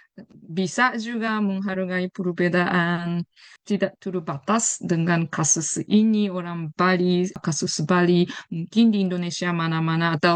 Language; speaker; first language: Indonesian; non-native, fluent; Japanese